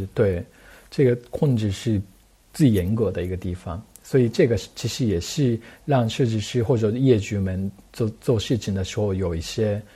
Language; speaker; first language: Chinese; non-native, fluent; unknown